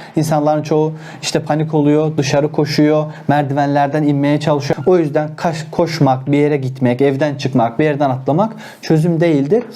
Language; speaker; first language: Turkish; non-native, local second language; Azerbaijani